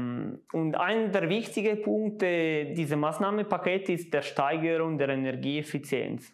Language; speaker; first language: German; non-native, local second language; Italian